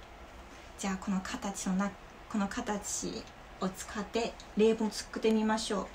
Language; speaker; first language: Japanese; non-native, learner; Chinese